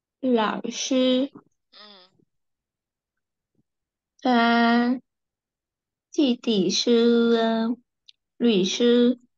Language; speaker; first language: Chinese; non-native, learner; Vietnamese